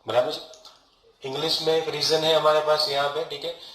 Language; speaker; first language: Hindi; non-native, local second language; Gujarati